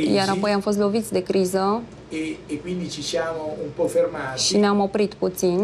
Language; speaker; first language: Romanian; non-native, fluent; Italian